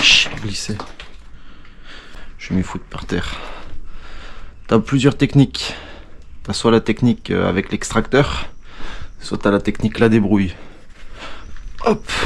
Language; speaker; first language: French; native; French